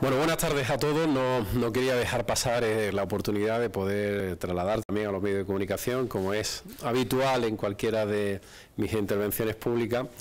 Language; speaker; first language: Spanish; native; Spanish